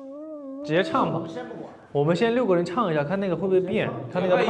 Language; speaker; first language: Chinese; native; Chinese